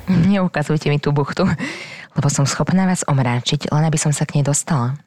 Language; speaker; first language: Slovak; native; Slovak